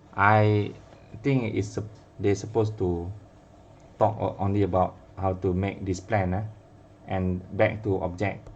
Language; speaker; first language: English; non-native, local second language; Malay